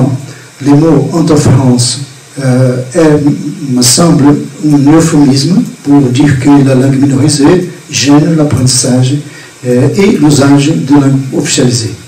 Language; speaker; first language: French; non-native, fluent; Portuguese